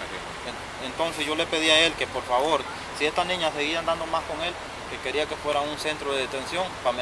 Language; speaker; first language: Spanish; native; Spanish